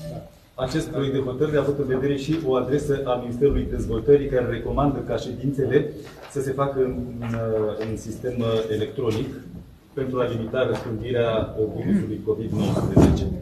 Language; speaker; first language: Romanian; native; Romanian